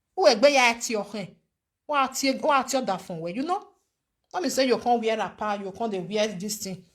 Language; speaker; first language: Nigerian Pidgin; non-native, local second language; Bini